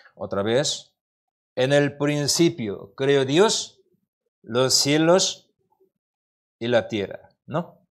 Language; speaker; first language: Spanish; non-native, learner; Korean